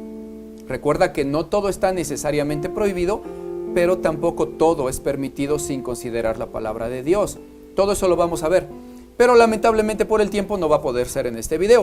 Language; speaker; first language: Spanish; native; Spanish